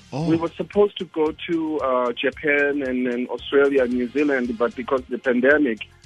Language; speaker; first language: English; non-native, local second language; Zulu